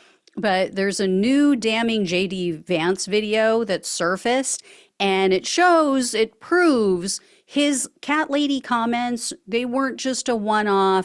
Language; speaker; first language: English; native; English